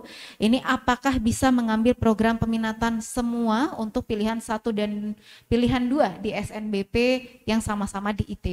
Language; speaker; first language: Indonesian; native; Indonesian